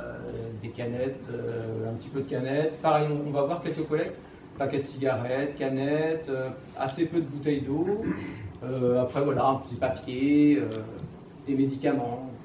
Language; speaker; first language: French; native; French